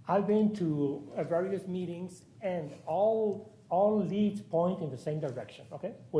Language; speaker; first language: English; non-native, fluent; Spanish